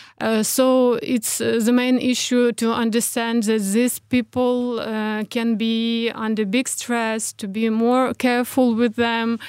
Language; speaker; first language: English; non-native, fluent; Ukrainian